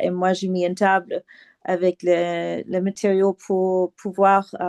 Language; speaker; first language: French; non-native, fluent; English